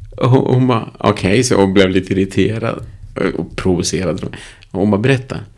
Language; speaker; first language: Swedish; early bilingual, other home language; Spanish